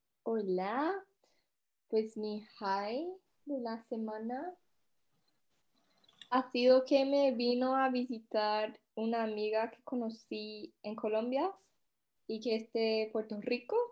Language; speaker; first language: Spanish; early bilingual, heritage; Spanish